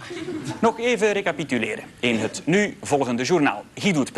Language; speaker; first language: Dutch; native; Dutch